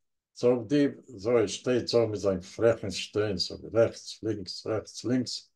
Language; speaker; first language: German; non-native, learner; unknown